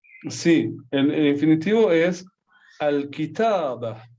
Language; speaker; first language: Spanish; non-native, fluent; Persian